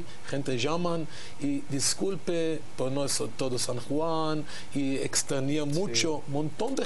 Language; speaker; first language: Spanish; non-native, learner; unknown